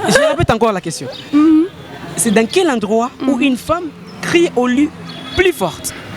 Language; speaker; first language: French; non-native, local second language; Rundi